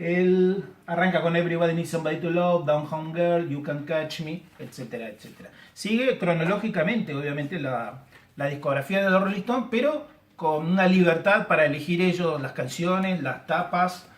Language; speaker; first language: Spanish; native; Spanish